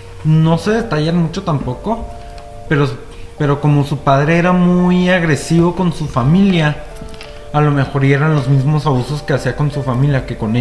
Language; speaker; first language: Spanish; native; Spanish